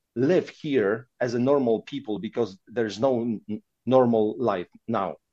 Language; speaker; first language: English; non-native, fluent; Polish